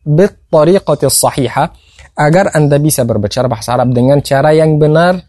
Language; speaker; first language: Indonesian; non-native, fluent; Arabic